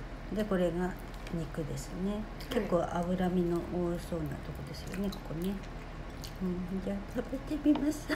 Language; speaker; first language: Japanese; native; Japanese